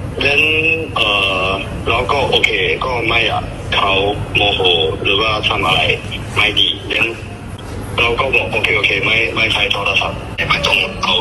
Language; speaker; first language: Thai; non-native, learner; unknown